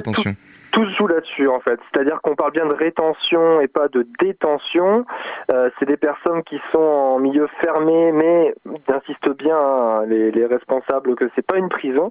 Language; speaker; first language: French; native; French